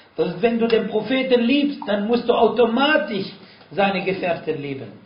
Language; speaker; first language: German; non-native, fluent; Arabic